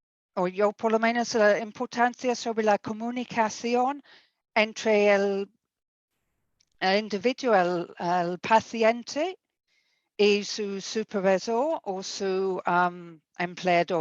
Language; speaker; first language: Spanish; non-native, fluent; English